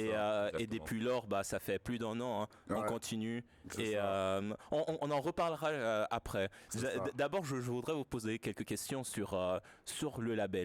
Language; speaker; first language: French; native; French